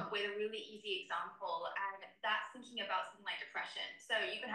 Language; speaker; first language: English; native; English